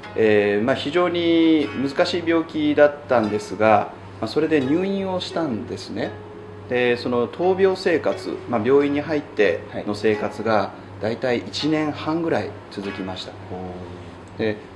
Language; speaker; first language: Japanese; native; Japanese